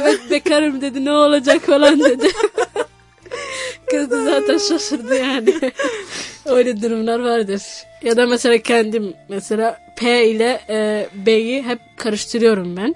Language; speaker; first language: Turkish; non-native, fluent; Somali